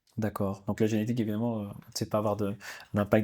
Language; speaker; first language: French; native; French